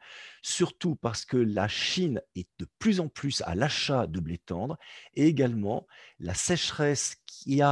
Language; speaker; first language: French; native; French